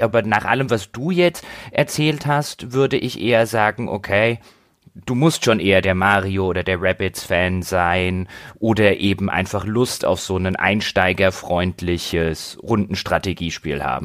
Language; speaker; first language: German; native; German